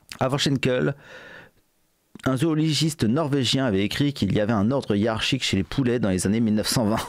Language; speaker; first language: French; native; French